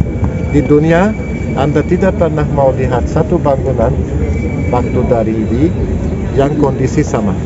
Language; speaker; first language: Indonesian; non-native, learner; Turkish